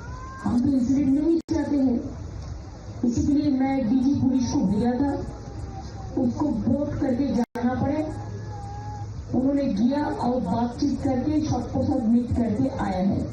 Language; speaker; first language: Hindi; non-native, local second language; Bangla